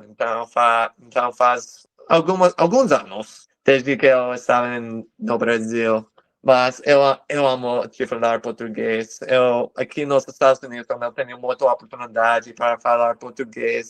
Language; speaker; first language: Portuguese; non-native, fluent; English